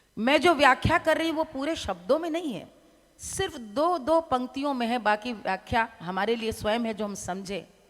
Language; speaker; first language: Hindi; native; Hindi